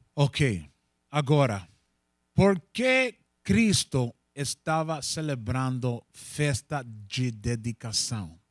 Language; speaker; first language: Portuguese; non-native, learner; Spanish